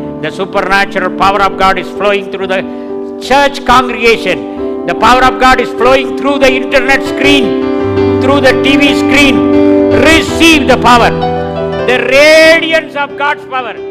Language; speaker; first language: English; non-native, local second language; Tamil